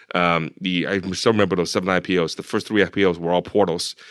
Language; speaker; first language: English; non-native, fluent; Chinese